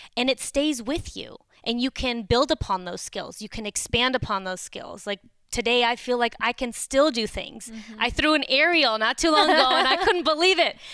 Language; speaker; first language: English; early bilingual, other home language; Romanian